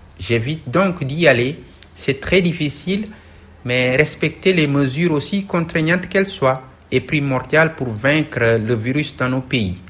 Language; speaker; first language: French; non-native, local second language; Wolof